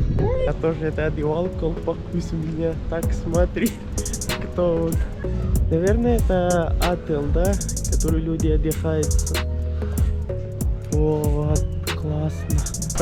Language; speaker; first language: Russian; non-native, learner; Urdu